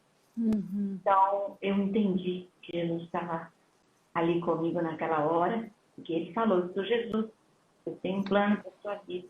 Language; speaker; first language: Portuguese; native; Portuguese